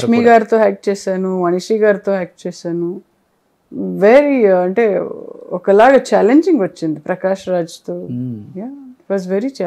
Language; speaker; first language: Telugu; non-native, local second language; Kannada